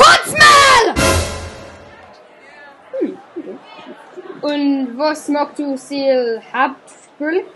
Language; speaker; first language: German; non-native, learner; English